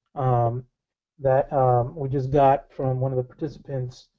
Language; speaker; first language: English; native; English